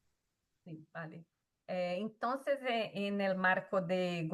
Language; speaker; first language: Portuguese; non-native, learner; Spanish